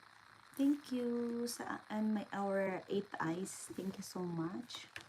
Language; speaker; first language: English; non-native, local second language; Filipino